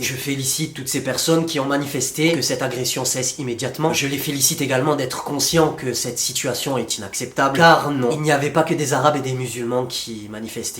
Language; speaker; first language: French; native; French